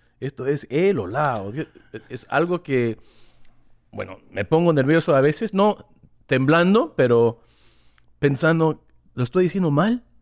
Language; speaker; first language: Spanish; early bilingual, heritage; English